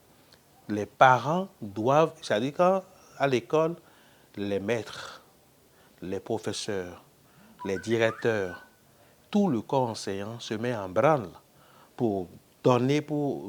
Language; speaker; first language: French; non-native, local second language; Fon